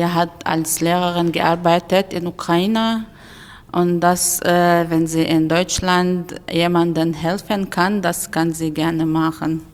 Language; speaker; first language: German; non-native, fluent; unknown